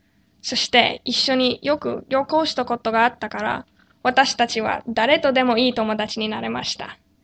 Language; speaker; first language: Japanese; non-native, learner; English